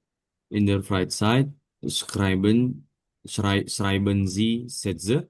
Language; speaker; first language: German; non-native, learner; Indonesian